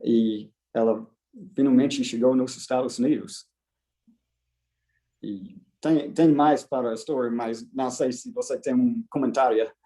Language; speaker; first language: Portuguese; non-native, fluent; English